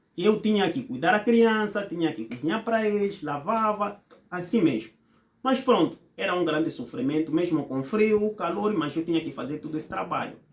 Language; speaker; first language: Portuguese; non-native, fluent; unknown